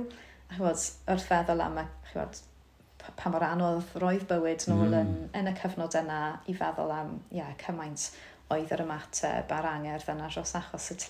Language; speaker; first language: Welsh; native; Welsh